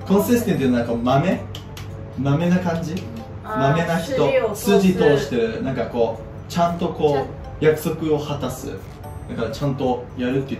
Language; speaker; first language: Japanese; non-native, fluent; English